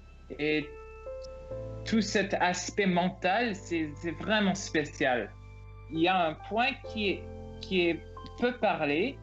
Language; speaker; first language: French; non-native, local second language; English